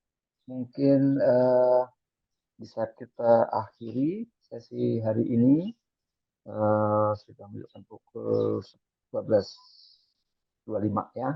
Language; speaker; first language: Indonesian; native; Indonesian